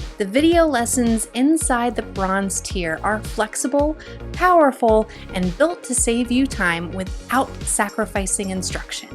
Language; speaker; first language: English; native; English